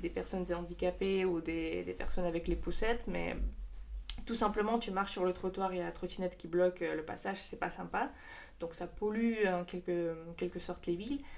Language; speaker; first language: French; non-native, fluent; Russian